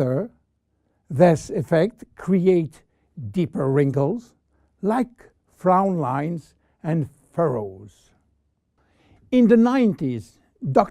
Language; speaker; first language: English; non-native, fluent; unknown